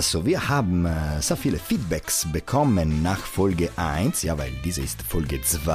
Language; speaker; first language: German; non-native, local second language; Italian